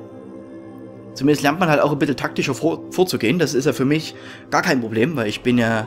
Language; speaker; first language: German; native; German